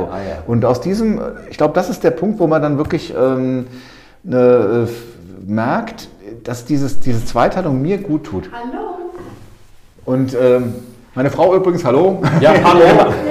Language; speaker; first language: German; native; German